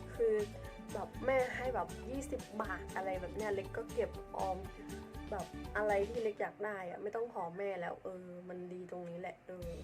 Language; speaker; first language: Thai; early bilingual, other home language; Khmer